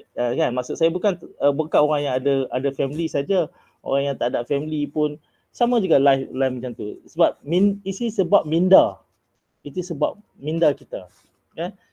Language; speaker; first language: Malay; native; Malay